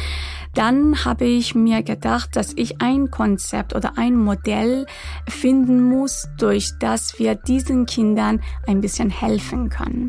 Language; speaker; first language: German; non-native, fluent; Persian